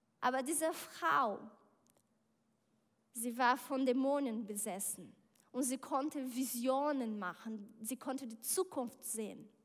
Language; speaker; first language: German; non-native, learner; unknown